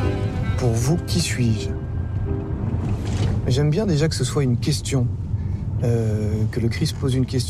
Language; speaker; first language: French; native; French